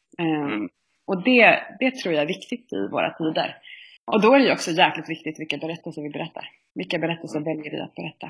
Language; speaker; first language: Swedish; native; Swedish